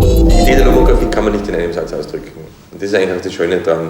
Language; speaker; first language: German; native; German